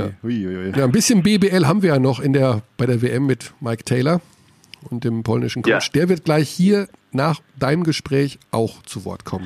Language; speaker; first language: German; native; German